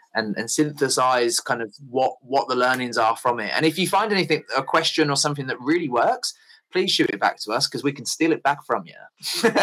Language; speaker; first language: English; native; English